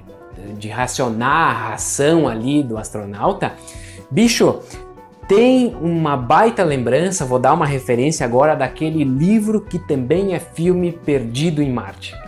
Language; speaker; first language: Portuguese; native; Portuguese